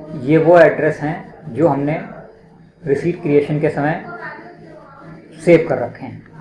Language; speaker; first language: Hindi; native; Hindi